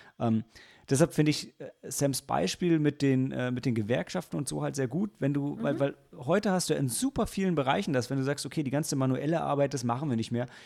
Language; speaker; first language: German; native; German